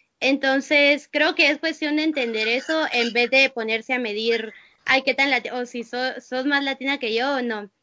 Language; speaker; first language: Spanish; native; Spanish